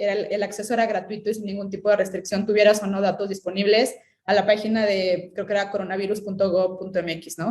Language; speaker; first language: Spanish; native; Spanish